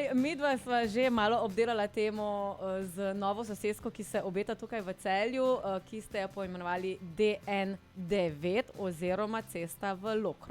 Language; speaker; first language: Slovenian; native; Slovenian